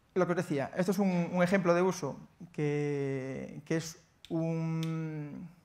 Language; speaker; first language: Spanish; native; Spanish